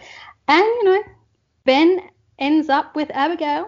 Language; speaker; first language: English; native; English